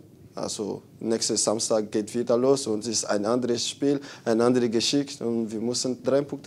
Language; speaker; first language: German; non-native, fluent; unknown